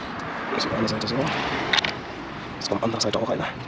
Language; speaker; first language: German; non-native, learner; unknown